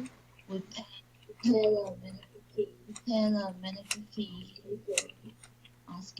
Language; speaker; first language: English; non-native, learner; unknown